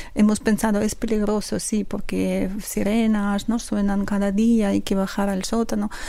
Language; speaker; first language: Spanish; non-native, fluent; Ukrainian